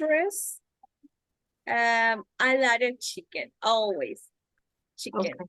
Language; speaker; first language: English; non-native, learner; Spanish